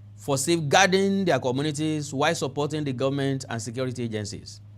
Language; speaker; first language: English; non-native, local second language; Yoruba